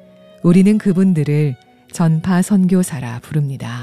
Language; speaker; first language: Korean; native; Korean